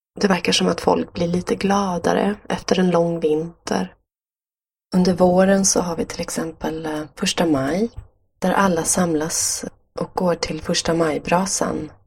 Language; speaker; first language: Swedish; native; Swedish